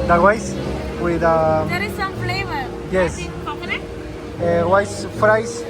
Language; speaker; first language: English; non-native, local second language; Malayalam